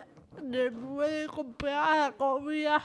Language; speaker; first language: Spanish; non-native, learner; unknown